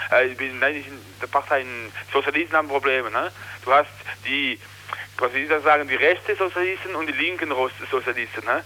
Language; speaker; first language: German; non-native, local second language; French